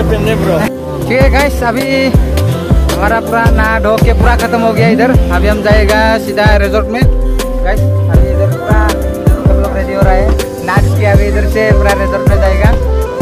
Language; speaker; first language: Hindi; non-native, local second language; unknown